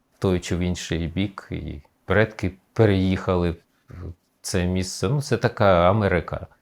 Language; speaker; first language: Ukrainian; native; Ukrainian